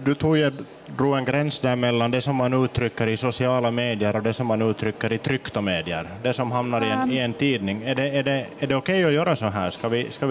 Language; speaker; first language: Swedish; native; Swedish